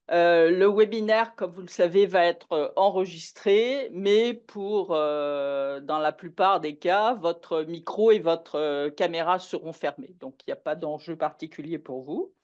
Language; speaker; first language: French; native; French